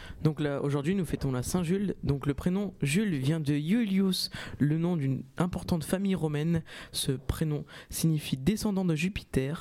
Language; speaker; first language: French; native; French